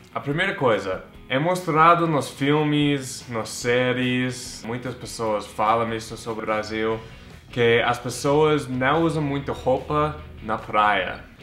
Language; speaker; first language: Portuguese; non-native, fluent; English